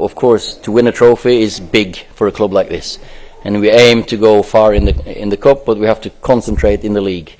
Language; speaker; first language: English; non-native, fluent; Norwegian